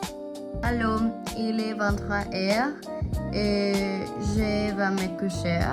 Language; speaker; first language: French; non-native, learner; Spanish